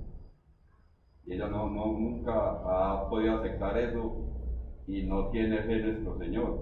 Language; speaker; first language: Spanish; native; Spanish